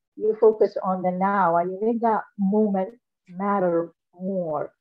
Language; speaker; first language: English; non-native, fluent; Arabic